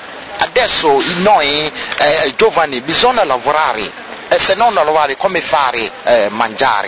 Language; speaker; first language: Italian; non-native, learner; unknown